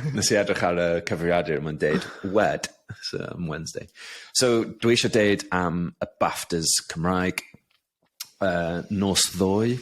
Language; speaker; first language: Welsh; non-native, local second language; English